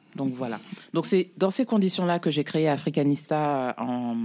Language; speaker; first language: French; native; French